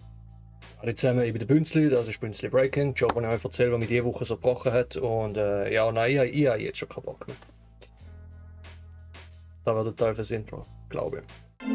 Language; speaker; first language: German; native; German